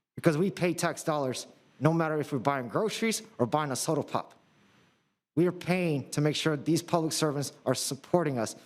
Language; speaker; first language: English; non-native, fluent; Russian